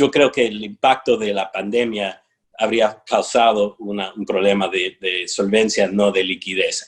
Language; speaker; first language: Spanish; non-native, fluent; English